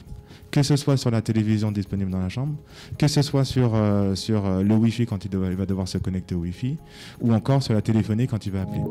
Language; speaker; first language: French; native; French